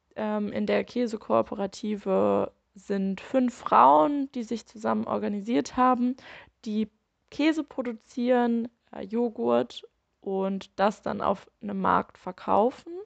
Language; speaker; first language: German; native; German